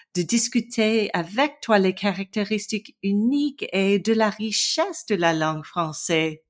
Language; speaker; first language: French; non-native, learner; English